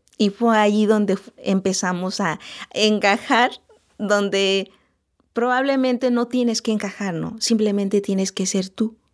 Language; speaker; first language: Spanish; non-native, local second language; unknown